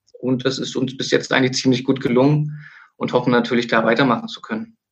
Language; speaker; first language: German; native; German